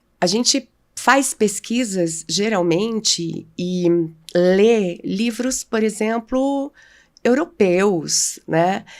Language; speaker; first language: Portuguese; native; Portuguese